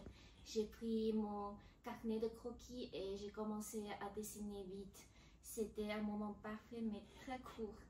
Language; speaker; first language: French; non-native, learner; Chinese